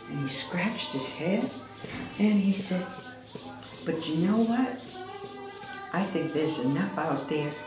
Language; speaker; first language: English; native; English